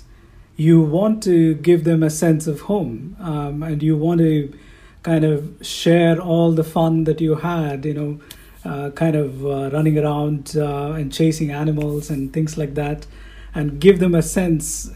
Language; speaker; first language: English; non-native, local second language; Tamil